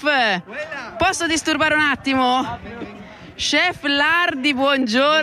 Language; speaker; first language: Italian; native; Italian